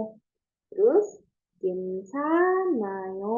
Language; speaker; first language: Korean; non-native, learner; Indonesian